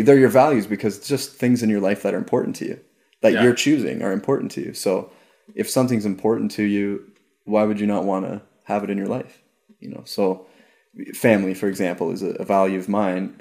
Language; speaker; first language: English; native; English